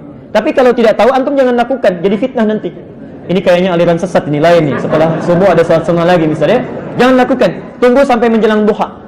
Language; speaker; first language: Indonesian; native; Indonesian